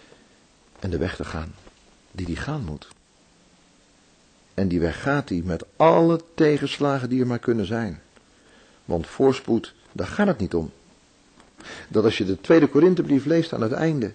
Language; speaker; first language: Dutch; native; Dutch